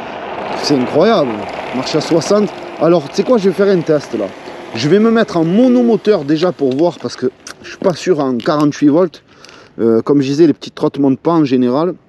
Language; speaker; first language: French; native; French